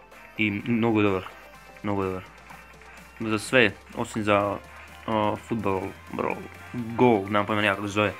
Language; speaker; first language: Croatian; early bilingual, heritage; Croatian